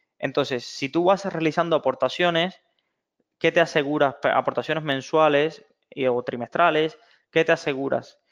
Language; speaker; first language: Spanish; native; Spanish